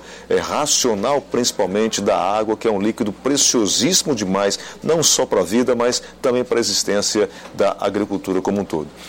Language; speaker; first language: Portuguese; native; Portuguese